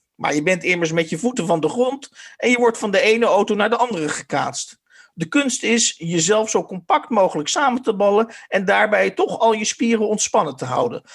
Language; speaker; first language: Dutch; native; Dutch